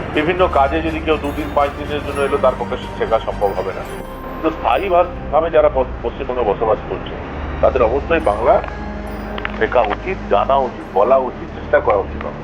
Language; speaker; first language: Bangla; non-native, local second language; Hindi